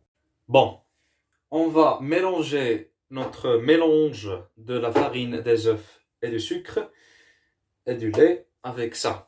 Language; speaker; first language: French; non-native, learner; Arabic